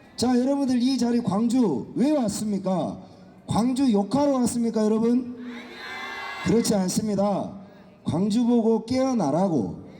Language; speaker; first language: Korean; native; Korean